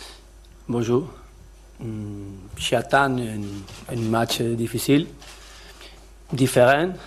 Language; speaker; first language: French; non-native, learner; Spanish